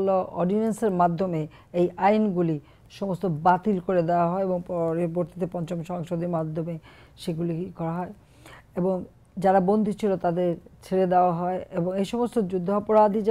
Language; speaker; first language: Bangla; native; Bangla